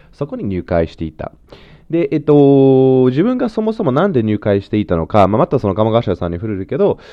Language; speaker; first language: Japanese; non-native, fluent; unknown